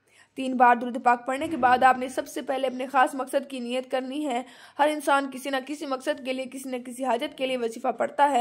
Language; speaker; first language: Urdu; native; Urdu